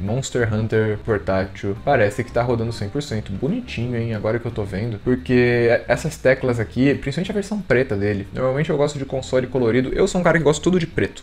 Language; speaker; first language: Portuguese; native; Portuguese